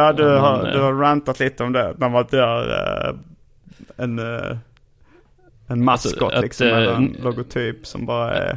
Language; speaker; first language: Swedish; native; Swedish